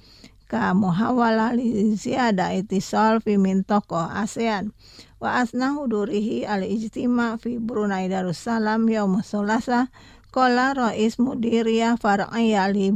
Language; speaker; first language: Arabic; non-native, fluent; Indonesian